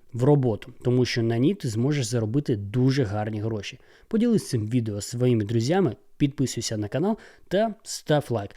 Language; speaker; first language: Ukrainian; non-native, local second language; Russian